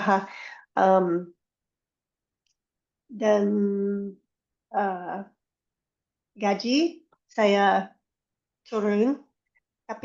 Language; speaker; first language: Indonesian; non-native, learner; English